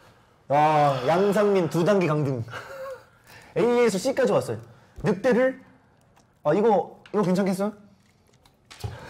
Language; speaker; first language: Korean; native; Korean